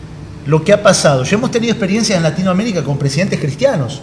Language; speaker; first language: Spanish; native; Spanish